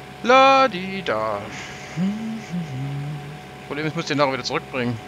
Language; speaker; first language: German; native; German